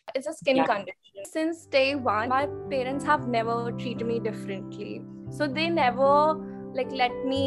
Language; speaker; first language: English; non-native, local second language; Hindi